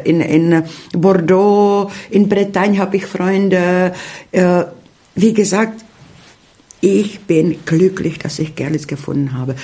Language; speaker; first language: German; early bilingual, heritage; German